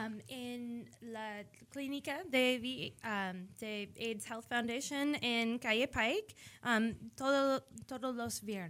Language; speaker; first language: Spanish; early bilingual, heritage; English